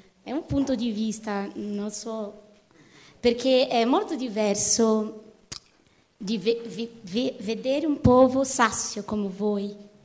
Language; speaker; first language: Italian; non-native, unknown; Portuguese